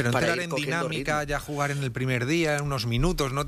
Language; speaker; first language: Spanish; native; Spanish